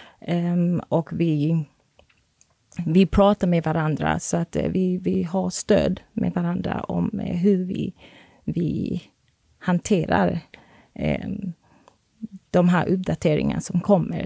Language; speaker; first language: Swedish; non-native, fluent; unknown